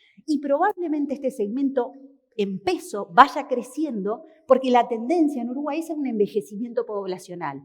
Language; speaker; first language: Spanish; native; Spanish